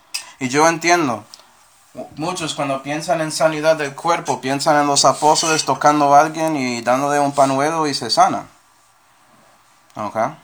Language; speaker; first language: Spanish; non-native, fluent; English